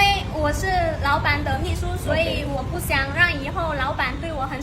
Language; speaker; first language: Chinese; non-native, fluent; Khmer